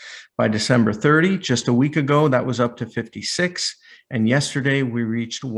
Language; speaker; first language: English; native; English